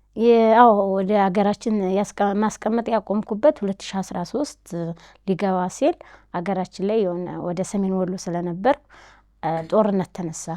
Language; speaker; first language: Amharic; native; Amharic